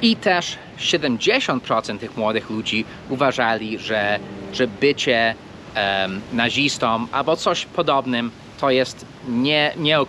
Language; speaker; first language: Polish; non-native, fluent; English